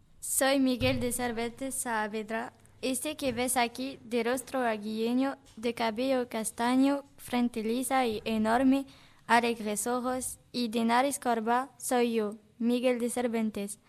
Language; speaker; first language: Spanish; non-native, learner; French